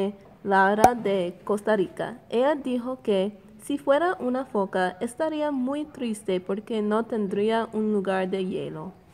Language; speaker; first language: Spanish; non-native, learner; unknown